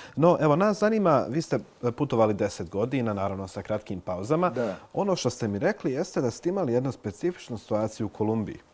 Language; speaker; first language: Bosnian; native; Bosnian